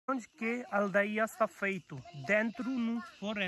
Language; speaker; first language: Portuguese; non-native, learner; Hindi